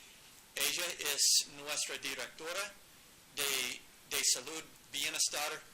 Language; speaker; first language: Spanish; non-native, learner; English